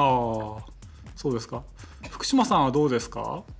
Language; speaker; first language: Japanese; native; Japanese